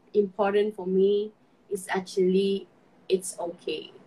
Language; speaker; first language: English; non-native, local second language; Malay